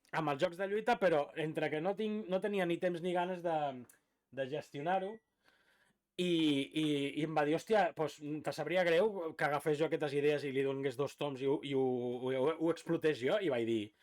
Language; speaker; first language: Catalan; native; Catalan